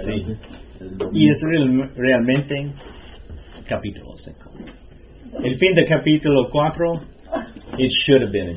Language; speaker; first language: Spanish; non-native, learner; English